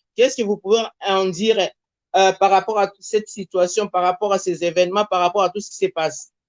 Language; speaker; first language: French; non-native, local second language; Lingala